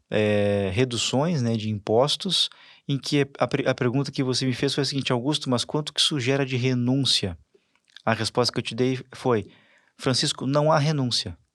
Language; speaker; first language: Portuguese; native; Portuguese